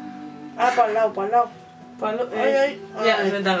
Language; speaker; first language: Spanish; native; Spanish